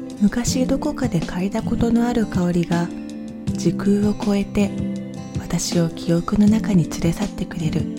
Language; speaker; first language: Japanese; native; Japanese